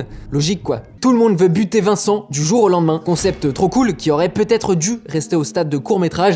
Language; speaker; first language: French; native; French